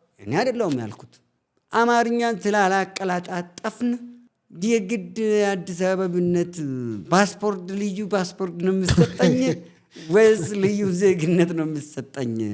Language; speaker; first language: Amharic; non-native, local second language; Oromo